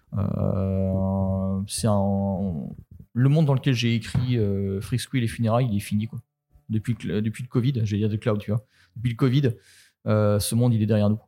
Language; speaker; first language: French; native; French